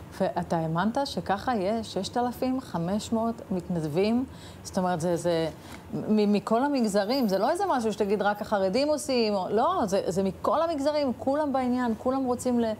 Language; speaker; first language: Hebrew; native; Hebrew